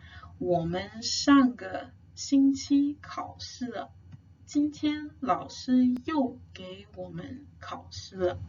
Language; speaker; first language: Chinese; non-native, fluent; English